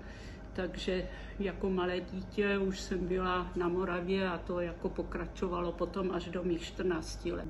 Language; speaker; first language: Czech; early bilingual, heritage; Czech